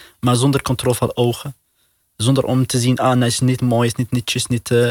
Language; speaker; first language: Dutch; non-native, learner; Arabic